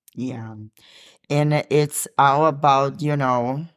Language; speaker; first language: English; non-native, learner; Portuguese